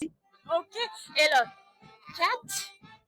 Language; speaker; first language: French; non-native, fluent; English